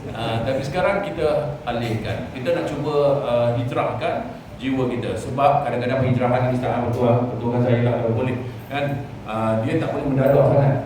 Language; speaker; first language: Malay; native; Malay